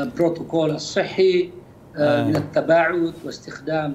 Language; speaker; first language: Arabic; non-native, fluent; Indonesian